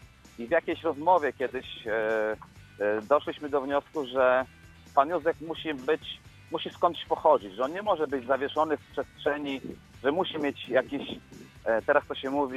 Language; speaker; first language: Polish; native; Polish